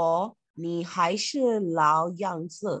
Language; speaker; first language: Chinese; non-native, learner; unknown